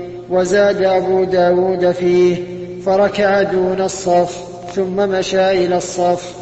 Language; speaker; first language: Arabic; native; Arabic